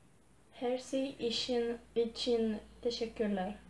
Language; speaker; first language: Turkish; non-native, learner; Lithuanian